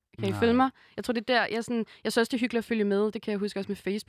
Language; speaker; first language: Danish; native; Danish